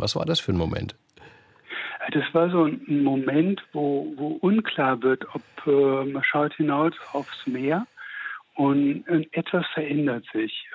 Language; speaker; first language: German; native; German